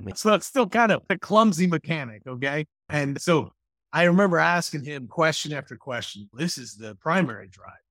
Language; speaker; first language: English; native; English